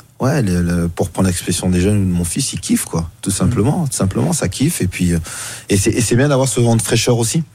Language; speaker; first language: French; native; French